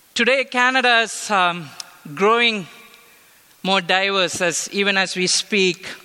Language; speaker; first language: English; non-native, local second language; Tamil